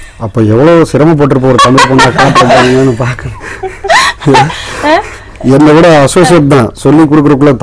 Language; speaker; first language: Tamil; native; Tamil